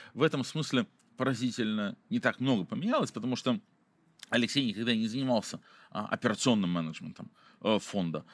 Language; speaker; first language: Russian; native; Russian